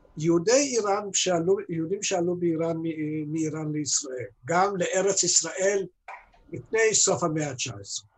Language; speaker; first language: Hebrew; early bilingual, other home language; Persian